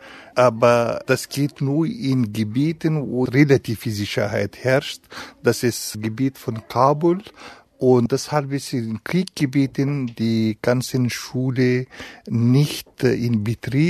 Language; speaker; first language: German; non-native, fluent; Pashto